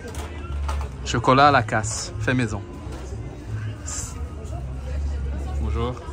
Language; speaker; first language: French; non-native, fluent; Portuguese